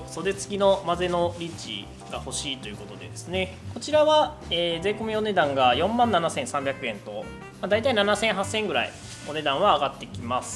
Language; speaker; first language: Japanese; native; Japanese